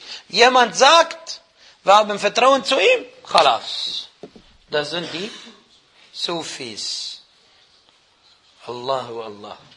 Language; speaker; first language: German; non-native, fluent; Arabic